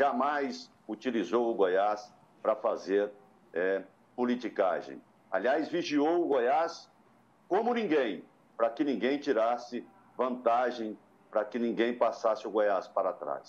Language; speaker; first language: Portuguese; native; Portuguese